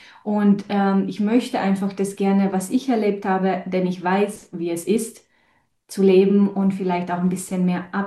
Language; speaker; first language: German; non-native, fluent; Romanian